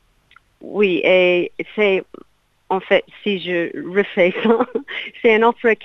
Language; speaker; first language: French; non-native, learner; English